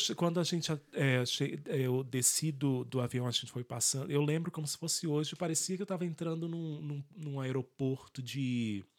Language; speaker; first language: Portuguese; native; Portuguese